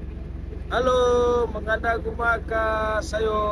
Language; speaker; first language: Filipino; non-native, learner; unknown